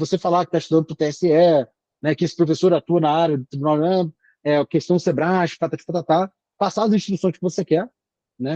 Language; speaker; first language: Portuguese; native; Portuguese